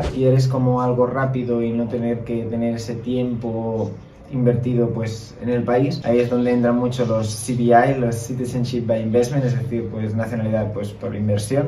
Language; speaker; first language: Spanish; native; Spanish